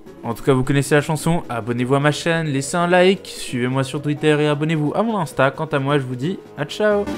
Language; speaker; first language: French; native; French